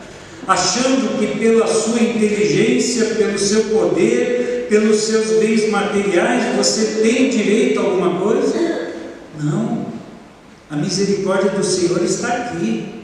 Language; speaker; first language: Portuguese; native; Portuguese